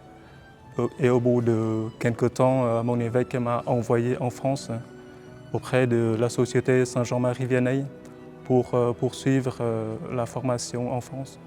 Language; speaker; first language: French; non-native, fluent; Vietnamese